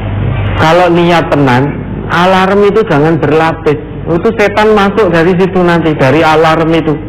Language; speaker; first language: Indonesian; non-native, local second language; Javanese